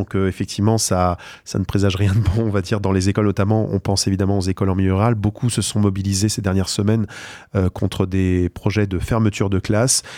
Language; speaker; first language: French; native; French